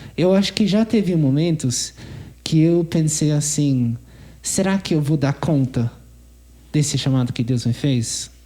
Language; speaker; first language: Portuguese; non-native, fluent; English